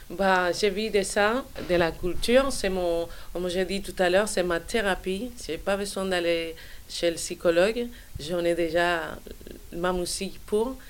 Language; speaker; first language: French; non-native, fluent; Spanish